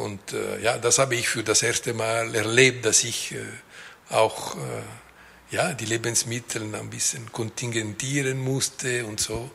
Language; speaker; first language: German; non-native, fluent; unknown